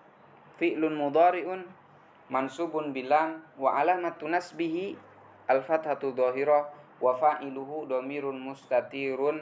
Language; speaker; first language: Arabic; non-native, fluent; Indonesian